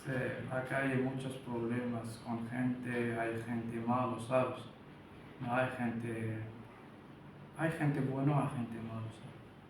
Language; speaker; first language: Spanish; non-native, learner; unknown